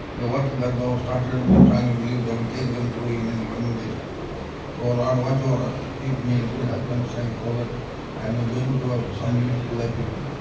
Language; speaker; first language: English; non-native, local second language; Telugu